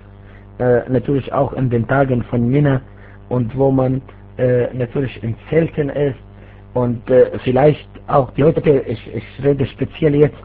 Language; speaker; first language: German; non-native, fluent; Arabic